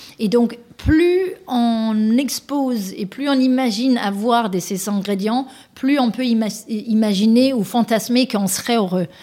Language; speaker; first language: French; non-native, fluent; Danish